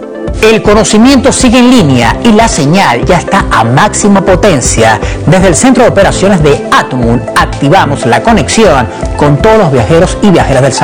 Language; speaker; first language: Spanish; native; Spanish